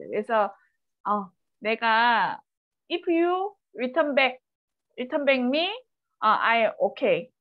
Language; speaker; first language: Korean; native; Korean